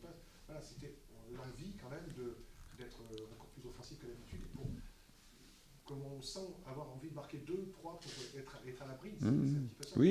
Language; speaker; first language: French; native; French